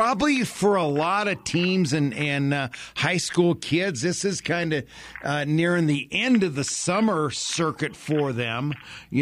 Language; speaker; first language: English; native; English